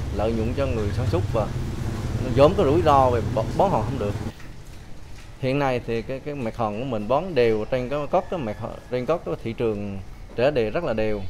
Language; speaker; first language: Vietnamese; native; Vietnamese